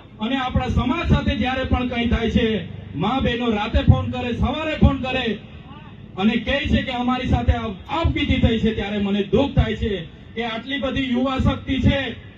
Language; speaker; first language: Gujarati; non-native, local second language; Vasavi